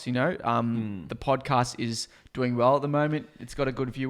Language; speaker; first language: English; native; English